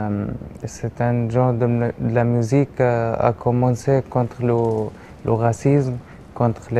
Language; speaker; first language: French; non-native, learner; Arabic